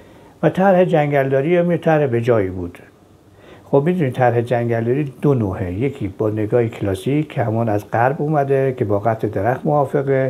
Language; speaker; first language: Persian; native; Persian